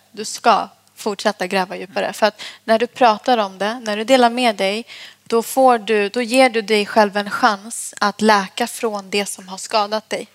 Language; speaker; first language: Swedish; native; Swedish